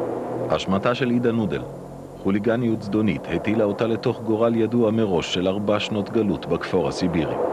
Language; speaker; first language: Hebrew; native; Hebrew